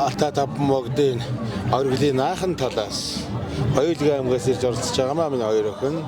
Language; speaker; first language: Mongolian; non-native, local second language; Kazakh